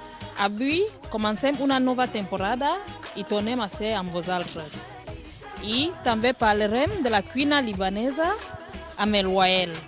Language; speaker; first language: Catalan; non-native, fluent; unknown